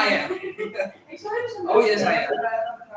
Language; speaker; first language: English; non-native, fluent; Dutch